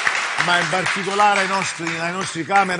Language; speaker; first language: Italian; native; Italian